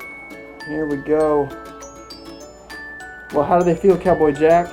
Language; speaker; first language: English; native; English